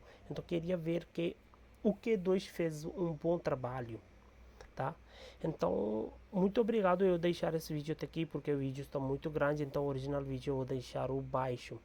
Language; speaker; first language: Portuguese; non-native, learner; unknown